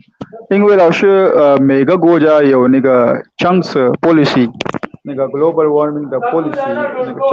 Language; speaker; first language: Chinese; non-native, learner; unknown